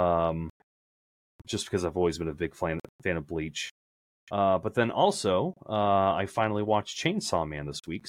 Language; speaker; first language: English; native; English